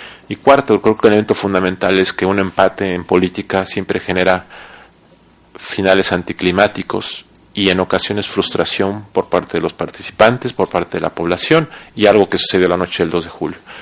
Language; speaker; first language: Spanish; native; Spanish